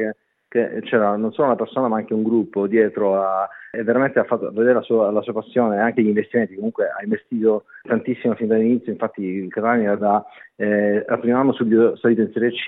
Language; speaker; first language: Italian; native; Italian